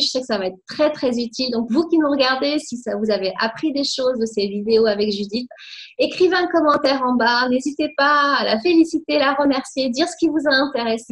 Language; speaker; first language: French; native; French